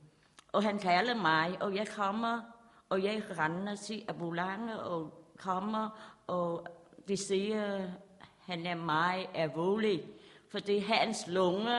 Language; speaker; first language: Danish; non-native, learner; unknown